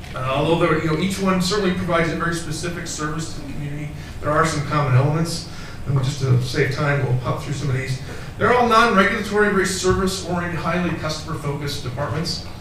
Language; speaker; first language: English; native; English